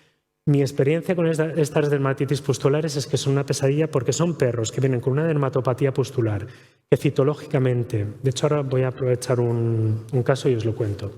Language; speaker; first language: Spanish; native; Spanish